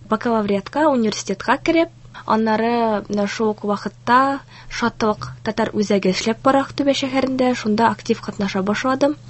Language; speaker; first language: Tatar; early bilingual, heritage; Tatar